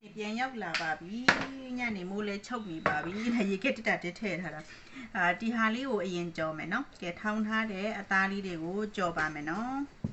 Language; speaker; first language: Burmese; non-native, local second language; Shan